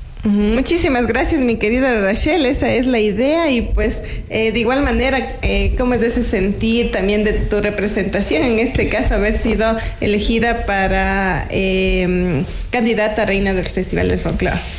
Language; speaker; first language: Spanish; native; Spanish